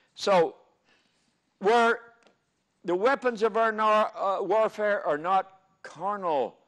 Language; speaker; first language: English; native; English